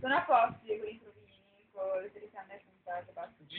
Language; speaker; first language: Italian; native; Italian